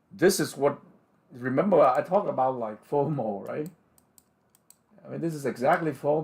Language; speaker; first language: English; non-native, fluent; Vietnamese